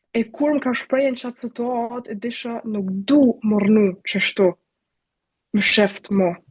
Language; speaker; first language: Albanian; early bilingual, heritage; Albanian